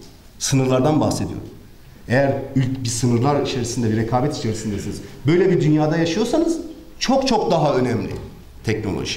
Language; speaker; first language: Turkish; native; Turkish